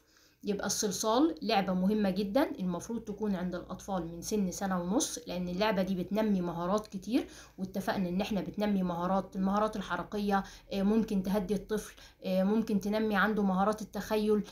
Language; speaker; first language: Arabic; native; Arabic